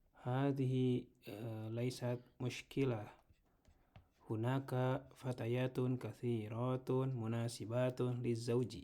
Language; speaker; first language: Arabic; non-native, learner; Indonesian